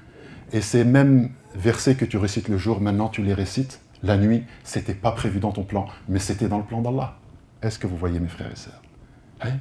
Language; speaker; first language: French; native; French